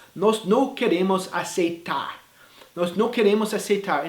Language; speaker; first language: Portuguese; non-native, fluent; English